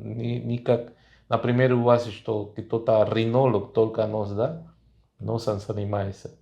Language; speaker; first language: Russian; non-native, fluent; Spanish